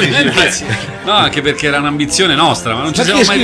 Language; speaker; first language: Italian; native; Italian